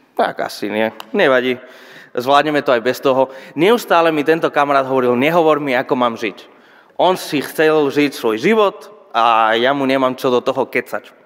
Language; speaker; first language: Slovak; non-native, fluent; Spanish